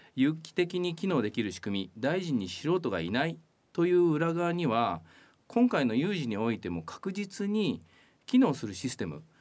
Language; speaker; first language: Japanese; native; Japanese